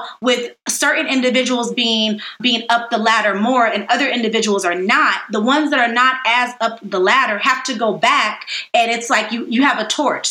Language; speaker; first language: English; native; English